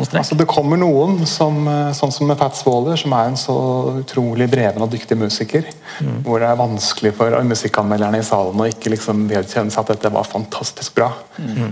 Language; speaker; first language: Norwegian; native; Norwegian